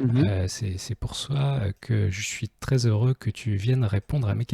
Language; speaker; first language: French; native; French